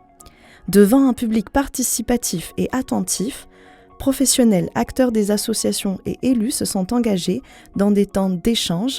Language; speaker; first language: French; native; French